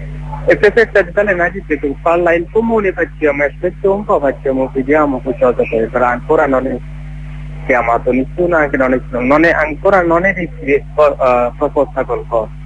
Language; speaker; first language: Italian; non-native, learner; Bangla